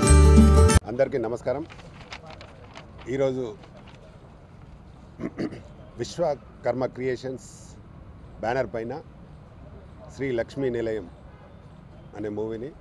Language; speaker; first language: Telugu; native; Telugu